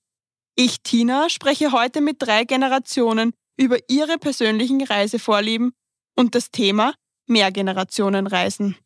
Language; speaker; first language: German; native; German